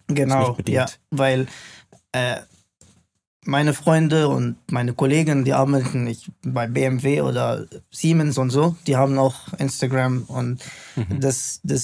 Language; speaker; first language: German; non-native, fluent; Arabic